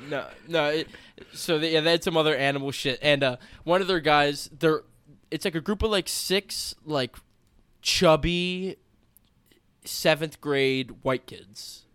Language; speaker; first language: English; native; English